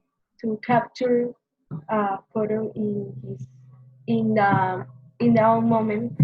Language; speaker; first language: English; non-native, learner; Spanish